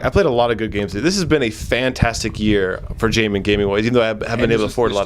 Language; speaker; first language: English; native; English